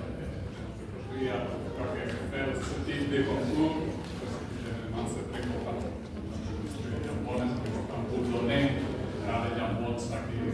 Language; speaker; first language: French; non-native, learner; Spanish